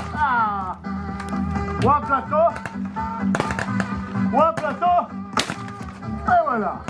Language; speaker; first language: French; non-native, learner; Italian